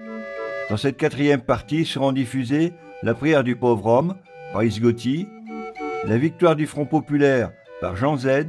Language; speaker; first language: French; native; French